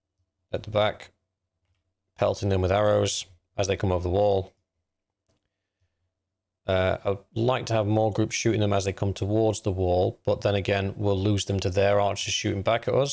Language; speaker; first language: English; native; English